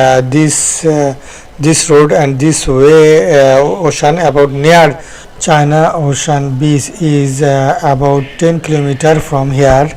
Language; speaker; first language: English; non-native, learner; Bangla